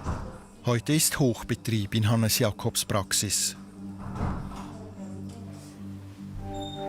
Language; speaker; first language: German; native; German